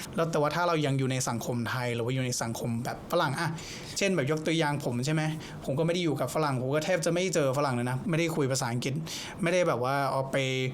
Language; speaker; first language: Thai; non-native, fluent; English